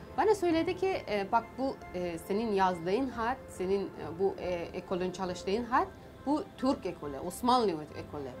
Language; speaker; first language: Turkish; non-native, fluent; Persian